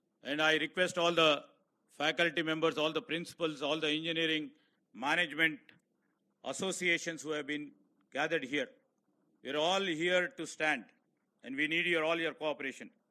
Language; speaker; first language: English; non-native, local second language; Telugu